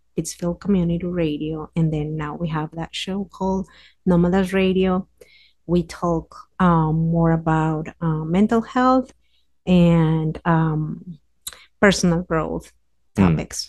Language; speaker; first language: English; non-native, fluent; Spanish